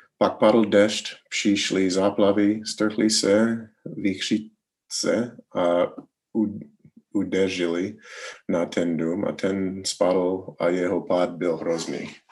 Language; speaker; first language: Czech; non-native, learner; English